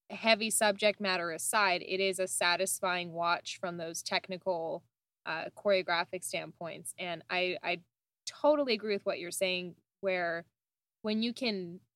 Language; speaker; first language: English; native; English